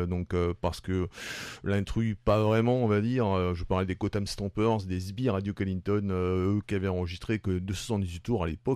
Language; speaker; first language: French; native; French